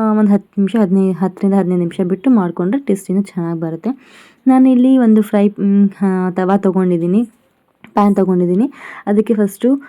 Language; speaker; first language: Kannada; non-native, local second language; Konkani